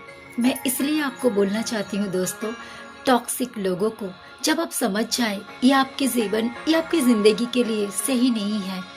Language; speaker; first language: Hindi; non-native, local second language; Bangla